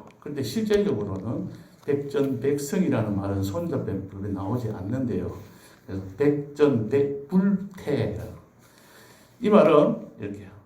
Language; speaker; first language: Korean; native; Korean